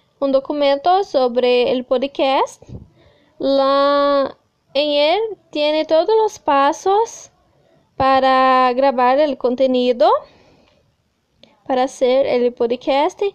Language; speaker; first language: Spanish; non-native, fluent; Portuguese